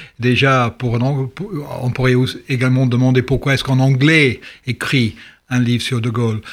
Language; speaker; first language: French; non-native, fluent; English